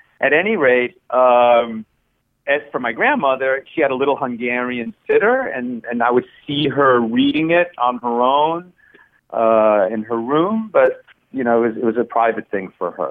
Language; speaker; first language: English; early bilingual, other home language; Spanish